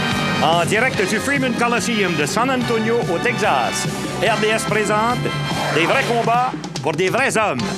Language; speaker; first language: French; native; French